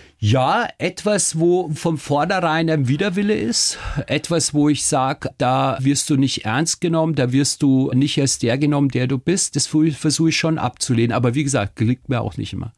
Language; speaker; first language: German; early bilingual, other home language; Turkish